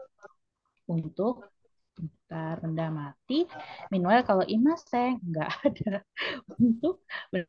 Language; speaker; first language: Indonesian; native; Indonesian